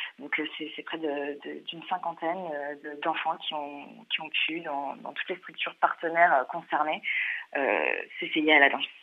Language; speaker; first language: French; native; French